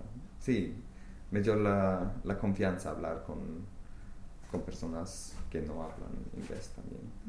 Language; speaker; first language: Spanish; non-native, fluent; English